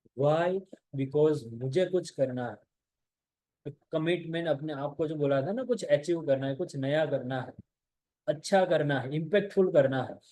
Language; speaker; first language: Hindi; non-native, local second language; Gujarati